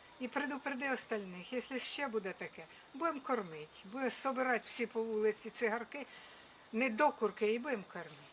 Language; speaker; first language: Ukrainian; native; Ukrainian